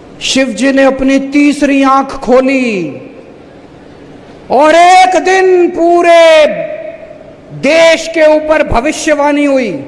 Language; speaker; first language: Hindi; native; Hindi